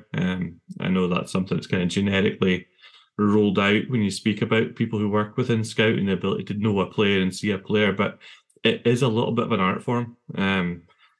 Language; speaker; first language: English; native; English